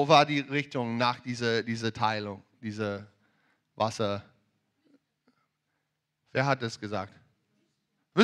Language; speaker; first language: German; non-native, fluent; English